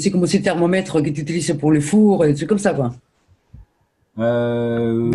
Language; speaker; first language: French; native; French